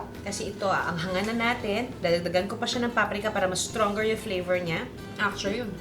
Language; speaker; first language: Filipino; native; Filipino